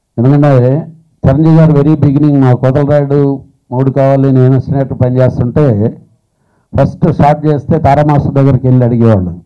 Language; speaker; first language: Telugu; native; Telugu